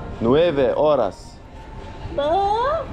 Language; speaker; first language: Spanish; non-native, learner; Turkish